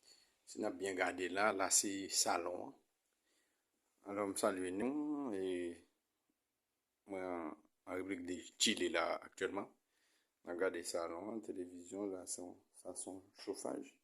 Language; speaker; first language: French; non-native, learner; Haitian Creole